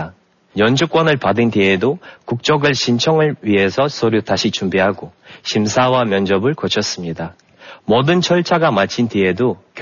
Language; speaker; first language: Korean; non-native, fluent; Russian